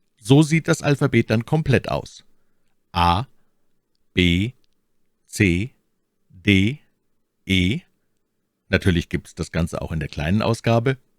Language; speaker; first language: German; native; German